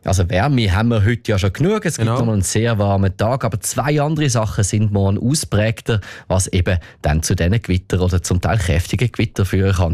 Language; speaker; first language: German; native; German